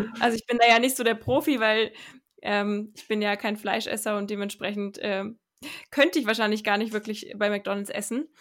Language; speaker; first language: German; native; German